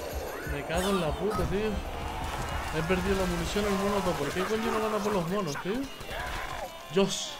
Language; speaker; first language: Spanish; native; Spanish